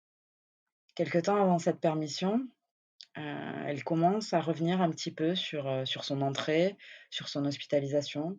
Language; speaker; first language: French; native; French